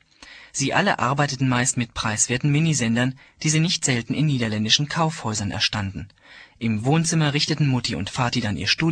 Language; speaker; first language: German; native; German